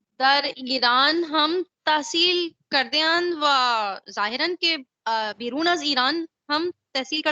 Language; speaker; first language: Persian; non-native, learner; Urdu